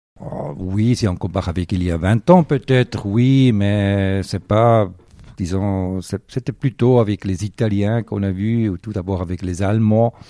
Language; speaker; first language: French; non-native, local second language; Swiss German